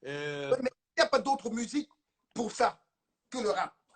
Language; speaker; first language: French; native; French